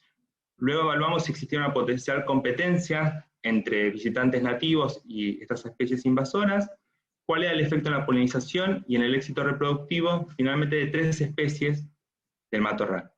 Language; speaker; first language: Spanish; native; Spanish